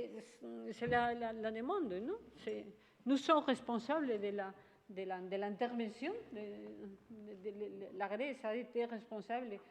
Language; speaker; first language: French; non-native, fluent; Spanish